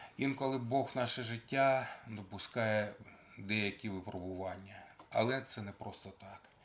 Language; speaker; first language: Ukrainian; native; Ukrainian